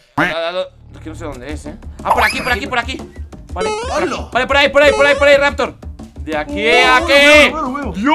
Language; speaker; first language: Spanish; native; Spanish